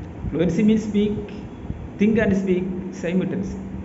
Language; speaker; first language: English; non-native, local second language; Malayalam